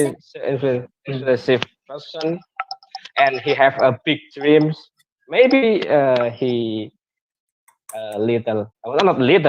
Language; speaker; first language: English; non-native, learner; Indonesian